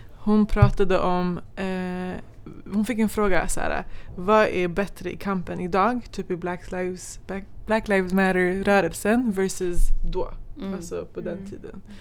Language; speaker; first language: Swedish; early bilingual, other home language; Persian